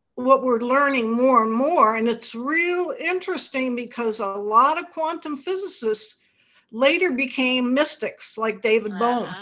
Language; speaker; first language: English; native; English